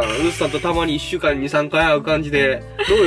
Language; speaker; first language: Japanese; native; Japanese